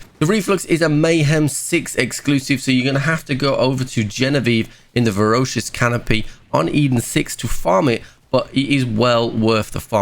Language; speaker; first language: English; native; English